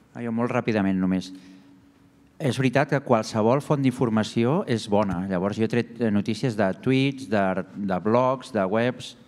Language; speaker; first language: Catalan; native; Catalan